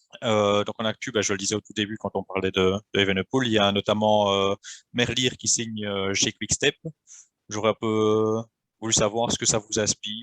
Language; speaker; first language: French; native; French